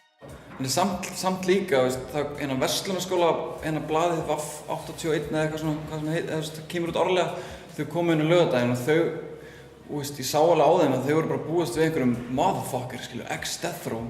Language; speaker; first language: Icelandic; native; Icelandic